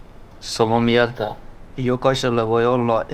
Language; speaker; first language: Finnish; non-native, learner; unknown